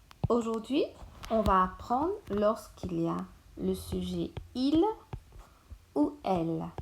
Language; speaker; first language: French; non-native, local second language; Morisyen